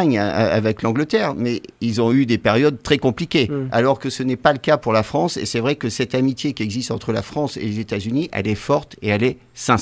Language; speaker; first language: French; native; French